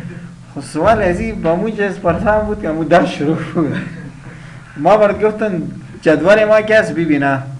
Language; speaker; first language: Persian; non-native, local second language; Pashto